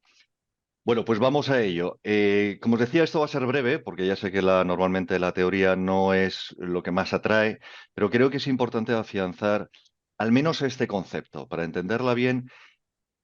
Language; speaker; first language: Spanish; native; Spanish